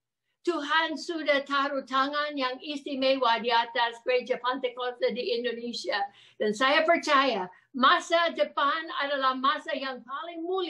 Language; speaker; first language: Indonesian; non-native, fluent; English